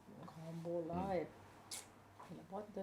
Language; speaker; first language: French; non-native, learner; English